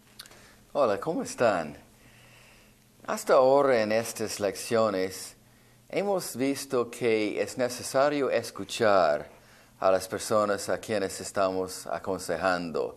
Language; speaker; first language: Spanish; non-native, fluent; English